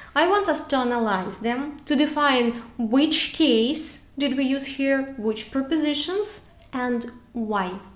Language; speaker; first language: English; non-native, fluent; Ukrainian